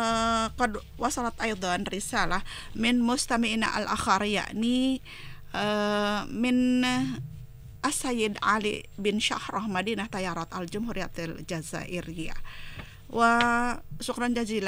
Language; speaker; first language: Arabic; non-native, fluent; Indonesian